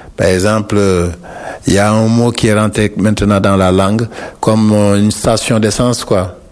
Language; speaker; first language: French; non-native, local second language; Wolof